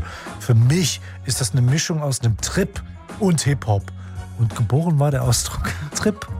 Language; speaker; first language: German; native; German